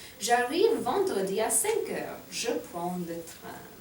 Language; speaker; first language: French; non-native, fluent; English